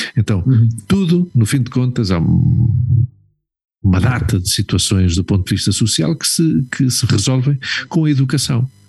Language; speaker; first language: Portuguese; native; Portuguese